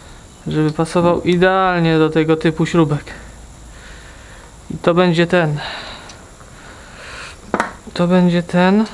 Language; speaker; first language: Polish; native; Polish